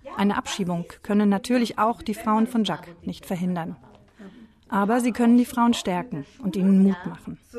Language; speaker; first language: German; native; German